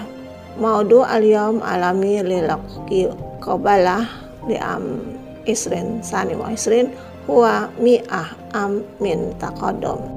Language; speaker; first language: Arabic; non-native, learner; Indonesian